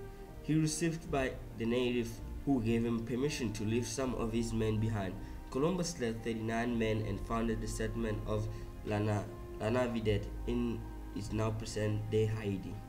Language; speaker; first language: English; non-native, fluent; Southern Sotho